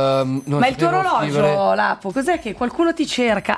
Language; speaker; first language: Italian; native; Italian